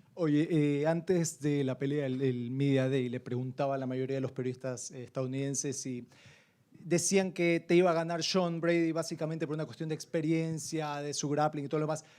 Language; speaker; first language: Spanish; native; Spanish